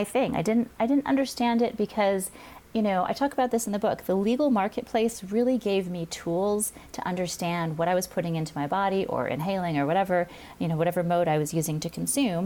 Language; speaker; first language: English; native; English